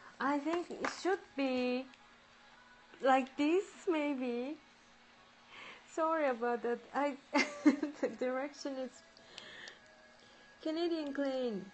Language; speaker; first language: English; non-native, learner; Japanese